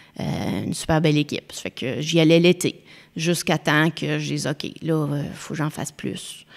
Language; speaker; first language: French; native; French